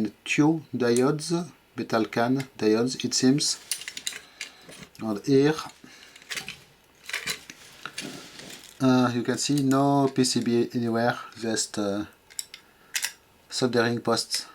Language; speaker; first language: English; non-native, fluent; French